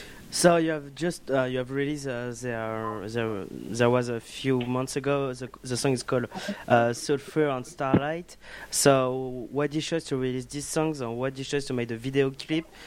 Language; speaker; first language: English; non-native, learner; French